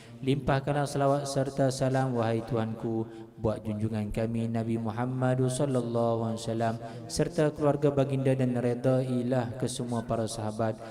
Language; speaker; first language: Malay; native; Malay